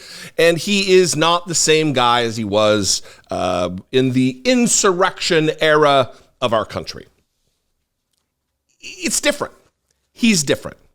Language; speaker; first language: English; native; English